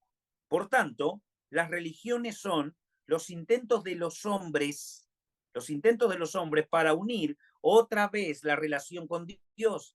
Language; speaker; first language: Spanish; native; Spanish